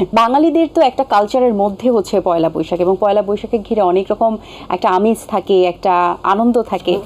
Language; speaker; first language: Bangla; native; Bangla